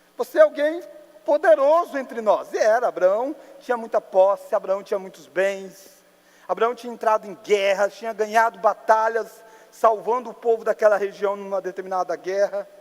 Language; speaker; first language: Portuguese; native; Portuguese